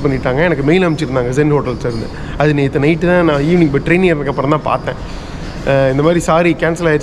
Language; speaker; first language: English; non-native, local second language; Tamil